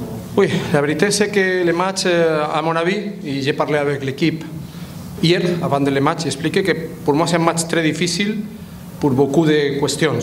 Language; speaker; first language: French; non-native, fluent; Spanish